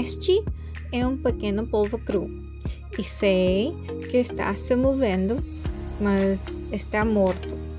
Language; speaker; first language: Portuguese; non-native, fluent; Korean